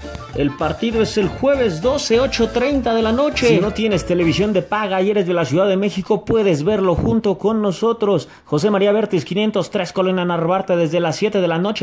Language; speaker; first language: Spanish; native; Spanish